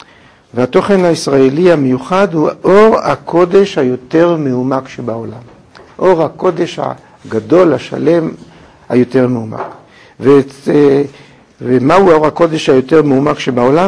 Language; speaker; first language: Hebrew; native; Hebrew